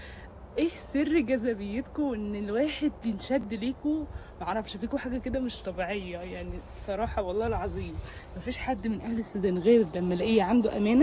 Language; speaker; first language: Arabic; native; Arabic